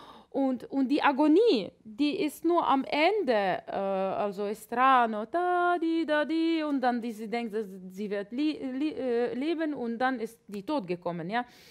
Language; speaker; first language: German; non-native, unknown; Latvian